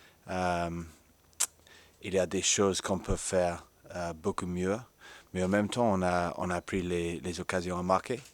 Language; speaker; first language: French; non-native, fluent; English